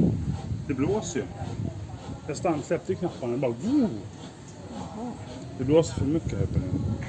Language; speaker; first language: Swedish; native; Swedish